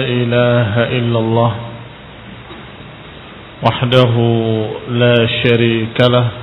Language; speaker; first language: Arabic; non-native, fluent; Indonesian